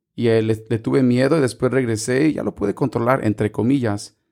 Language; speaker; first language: Spanish; early bilingual, heritage; Spanish